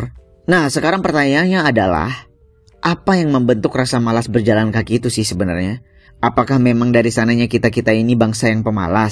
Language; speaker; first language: Indonesian; native; Indonesian